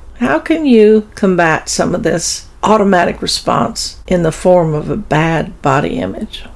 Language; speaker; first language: English; early bilingual, other home language; German